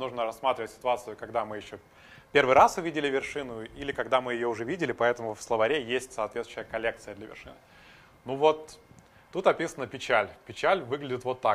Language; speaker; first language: Russian; native; Russian